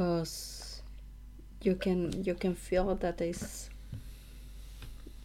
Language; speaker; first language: English; non-native, learner; Spanish